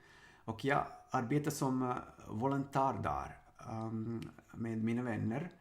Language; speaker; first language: Swedish; non-native, learner; Sinhala